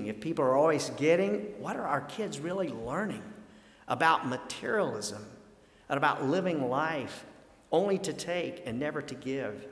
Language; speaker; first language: English; native; English